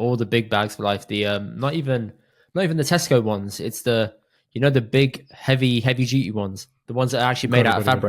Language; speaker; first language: English; early bilingual, other home language; Punjabi